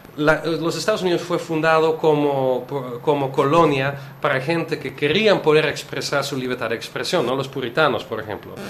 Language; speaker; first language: Spanish; non-native, fluent; Dutch